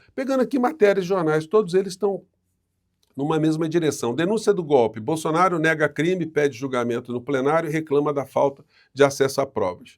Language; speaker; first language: Portuguese; native; Portuguese